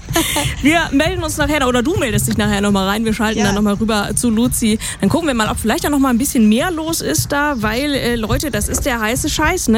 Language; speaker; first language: German; native; German